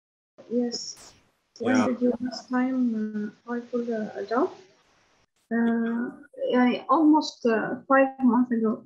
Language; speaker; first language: English; non-native, learner; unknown